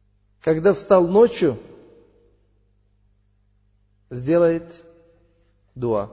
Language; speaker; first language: Russian; non-native, learner; Uzbek